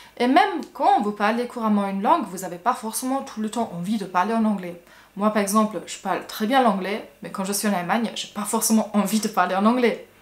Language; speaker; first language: French; non-native, fluent; German